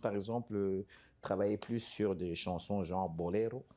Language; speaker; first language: French; native; French